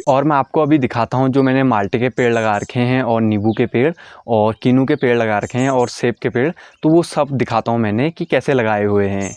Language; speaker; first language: Hindi; non-native, local second language; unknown